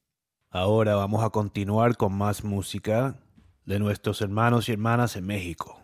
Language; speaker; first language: Spanish; early bilingual, heritage; Spanish